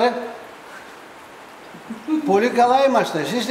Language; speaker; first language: Greek; early bilingual, heritage; Greek